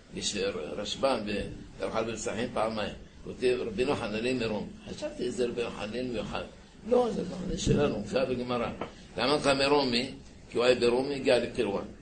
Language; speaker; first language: Hebrew; early bilingual, other home language; Arabic